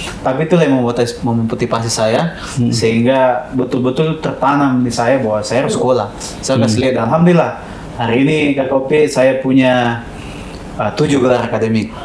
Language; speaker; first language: Indonesian; non-native, local second language; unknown